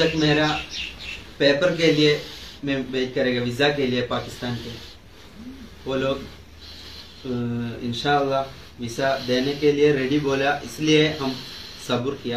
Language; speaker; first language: Hindi; non-native, local second language; Malayalam